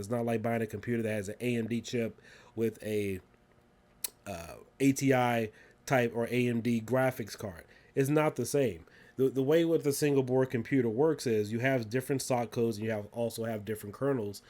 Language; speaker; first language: English; native; English